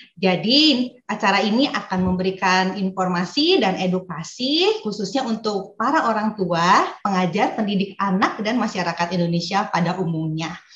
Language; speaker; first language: Indonesian; native; Indonesian